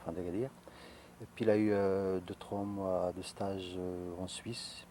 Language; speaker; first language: French; non-native, local second language; Arabic